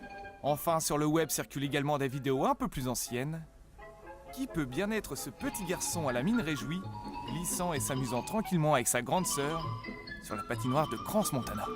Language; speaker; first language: French; native; French